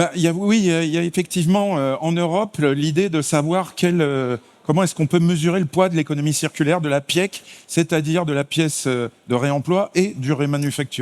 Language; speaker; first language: French; native; French